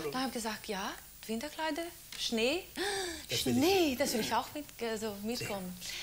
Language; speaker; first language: German; non-native, fluent; Portuguese